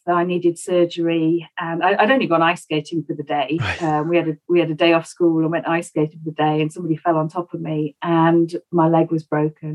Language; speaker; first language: English; native; English